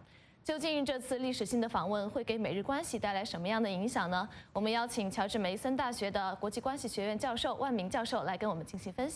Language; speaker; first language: Chinese; native; Chinese